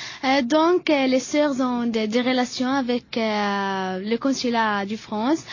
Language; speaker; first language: French; non-native, learner; Arabic